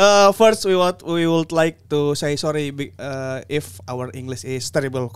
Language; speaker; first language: English; non-native, learner; Indonesian